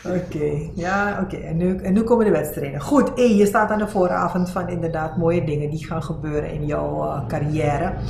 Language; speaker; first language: Dutch; native; Dutch